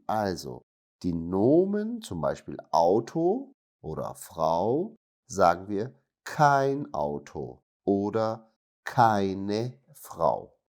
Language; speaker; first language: German; non-native, fluent; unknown